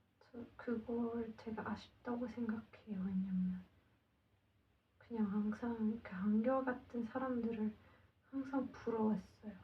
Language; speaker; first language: Korean; non-native, learner; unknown